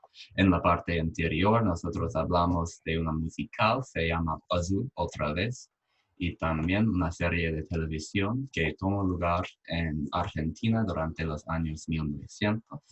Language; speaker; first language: Spanish; non-native, fluent; English